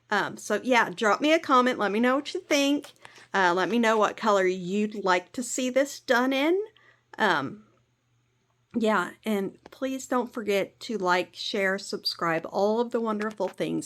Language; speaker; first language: English; native; English